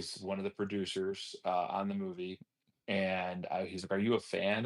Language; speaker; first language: English; native; English